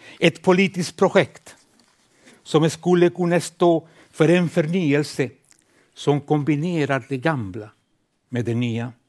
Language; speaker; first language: Swedish; non-native, fluent; Spanish